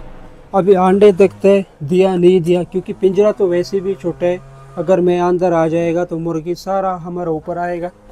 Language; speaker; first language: Hindi; non-native, fluent; Pashto